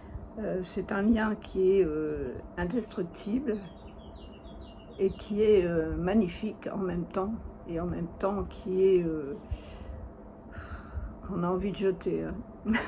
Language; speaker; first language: French; native; French